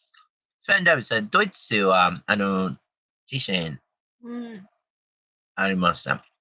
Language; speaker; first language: Japanese; non-native, learner; English